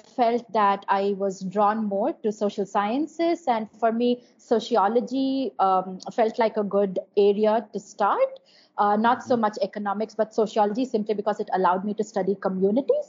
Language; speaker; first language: English; non-native, local second language; Tamil